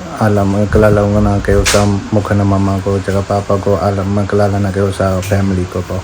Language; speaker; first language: Filipino; non-native, learner; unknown